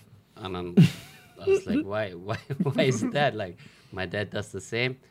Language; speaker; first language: English; non-native, fluent; German